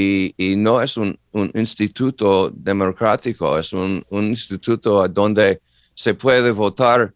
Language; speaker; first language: Spanish; non-native, learner; English